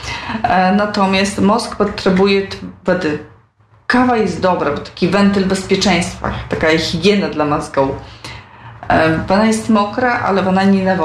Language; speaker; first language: Polish; non-native, local second language; Belarusian